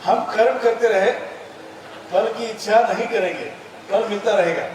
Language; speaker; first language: Hindi; non-native, local second language; Marathi